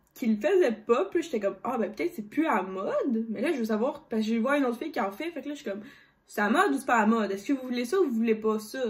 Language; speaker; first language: French; native; French